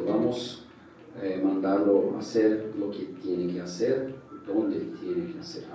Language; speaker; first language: Spanish; non-native, learner; Portuguese